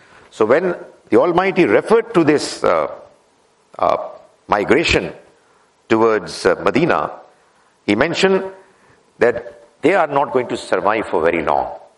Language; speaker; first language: English; non-native, local second language; Urdu